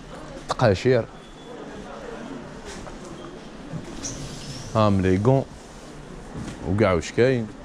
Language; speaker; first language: Arabic; native; Arabic